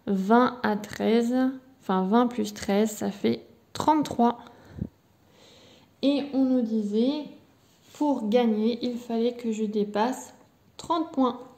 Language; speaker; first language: French; native; French